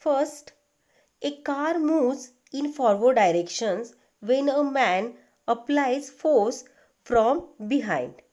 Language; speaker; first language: English; non-native, local second language; Marathi